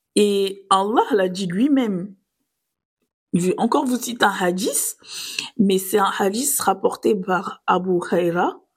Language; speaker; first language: French; native; French